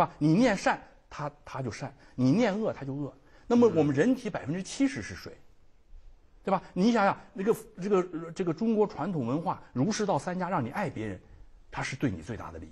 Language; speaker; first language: Chinese; native; Chinese